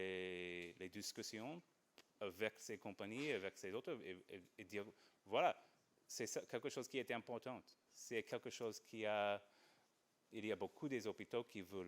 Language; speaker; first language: French; non-native, fluent; English